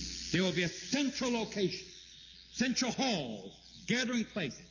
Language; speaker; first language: English; non-native, fluent; Korean